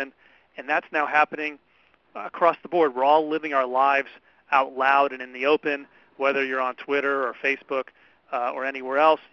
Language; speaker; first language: English; native; English